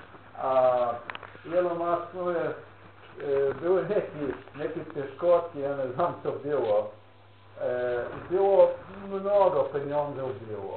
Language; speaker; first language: Polish; non-native, learner; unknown